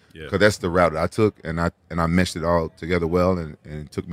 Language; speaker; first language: English; native; English